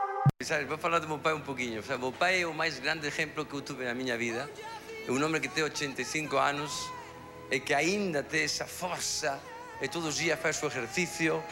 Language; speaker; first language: Portuguese; non-native, fluent; Spanish